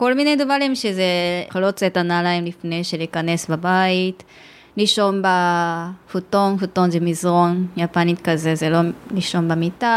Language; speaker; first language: Hebrew; non-native, learner; Japanese